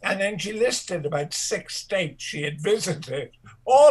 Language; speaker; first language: English; native; English